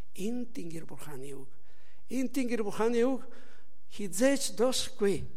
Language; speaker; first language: Mongolian; non-native, learner; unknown